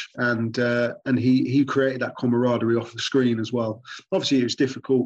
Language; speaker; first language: English; native; English